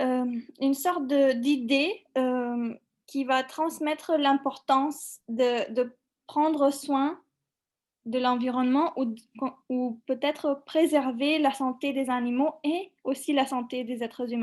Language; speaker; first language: French; non-native, fluent; Macedonian